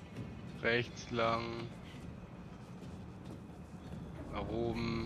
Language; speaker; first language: German; native; German